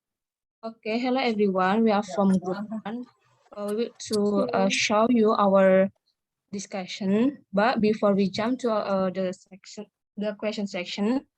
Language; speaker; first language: English; non-native, learner; Indonesian